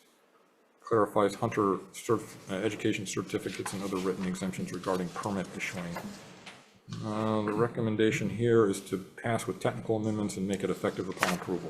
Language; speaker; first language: English; native; English